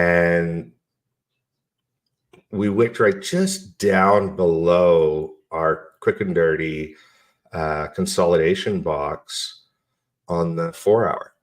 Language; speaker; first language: English; native; English